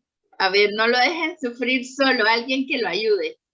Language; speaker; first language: Spanish; native; Spanish